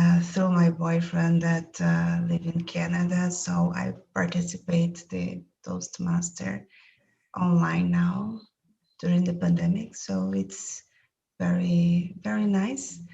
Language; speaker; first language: English; non-native, learner; Portuguese